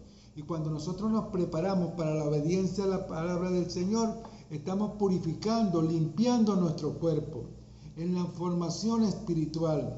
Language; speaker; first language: Spanish; native; Spanish